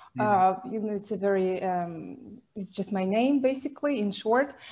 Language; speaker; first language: English; non-native, fluent; Russian